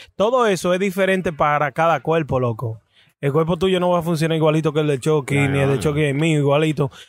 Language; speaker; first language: Spanish; early bilingual, heritage; Spanish